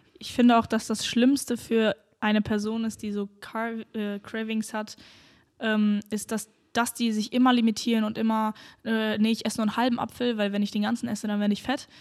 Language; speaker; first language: German; early bilingual, other home language; Romanian